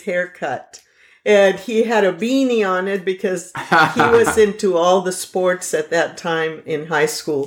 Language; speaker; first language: English; non-native, fluent; Spanish